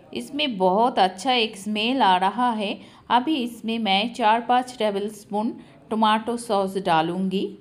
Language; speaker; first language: Hindi; non-native, local second language; Bangla